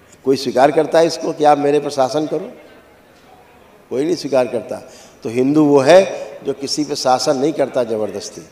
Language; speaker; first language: Hindi; native; Hindi